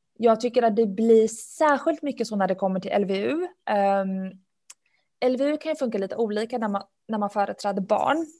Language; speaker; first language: Swedish; early bilingual, other home language; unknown